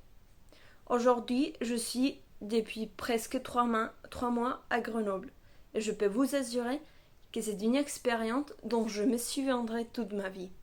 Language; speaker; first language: French; non-native, fluent; Spanish